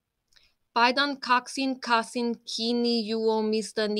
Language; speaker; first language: Finnish; non-native, learner; English